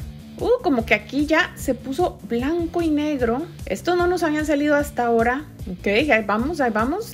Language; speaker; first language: Spanish; native; Spanish